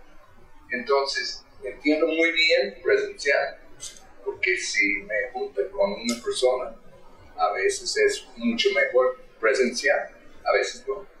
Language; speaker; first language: Spanish; non-native, fluent; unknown